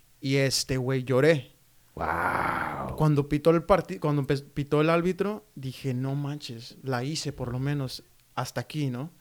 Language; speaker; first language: Spanish; native; Spanish